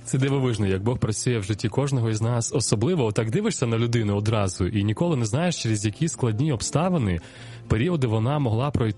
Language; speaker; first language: Ukrainian; native; Ukrainian